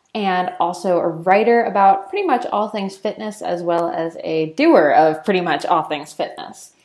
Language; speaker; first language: English; native; English